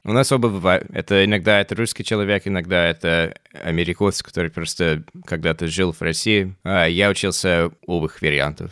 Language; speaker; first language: Russian; non-native, fluent; English